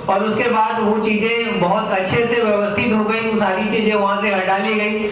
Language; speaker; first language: Hindi; native; Hindi